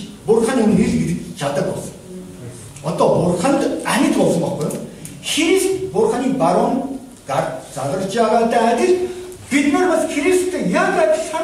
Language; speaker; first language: Mongolian; non-native, fluent; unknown